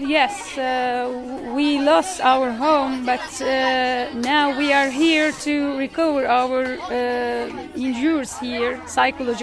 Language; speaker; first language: English; non-native, learner; Turkish